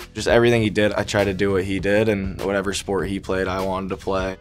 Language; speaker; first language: English; native; English